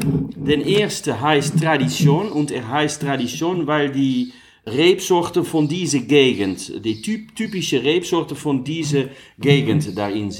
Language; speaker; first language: German; non-native, learner; Dutch